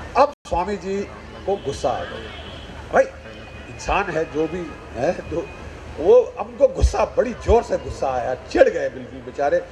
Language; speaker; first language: Hindi; native; Hindi